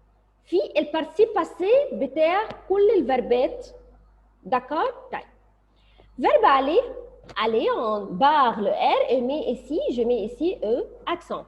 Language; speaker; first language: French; non-native, fluent; Arabic